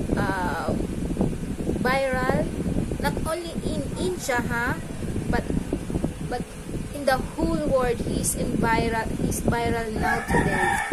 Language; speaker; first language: English; non-native, local second language; Filipino